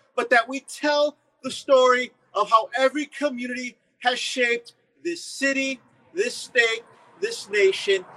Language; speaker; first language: English; early bilingual, other home language; Spanish